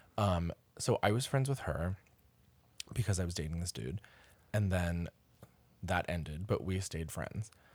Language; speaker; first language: English; native; English